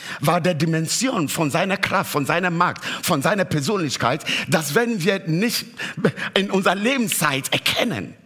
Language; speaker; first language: German; non-native, fluent; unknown